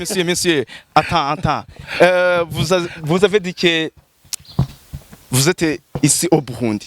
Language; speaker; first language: French; non-native, local second language; Rundi